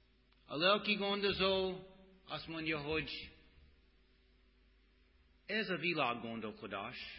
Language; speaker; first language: Hungarian; non-native, fluent; English